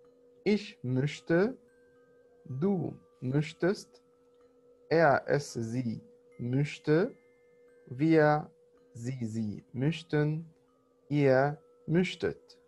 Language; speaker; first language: German; non-native, fluent; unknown